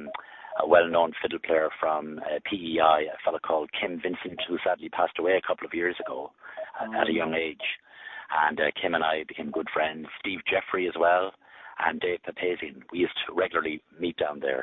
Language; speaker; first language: English; native; English